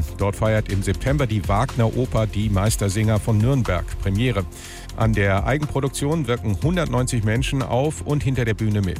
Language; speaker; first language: German; native; German